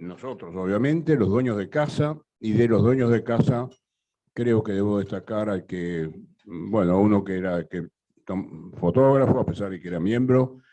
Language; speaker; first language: Spanish; native; Spanish